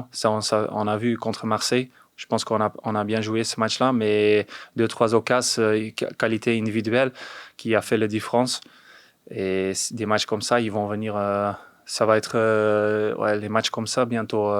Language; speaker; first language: French; non-native, fluent; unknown